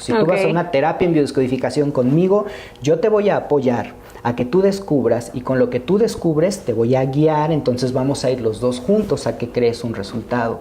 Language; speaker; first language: Spanish; native; Spanish